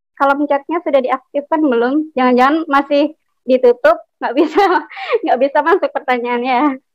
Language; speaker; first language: Indonesian; native; Indonesian